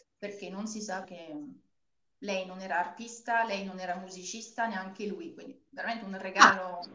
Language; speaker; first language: Italian; non-native, fluent; French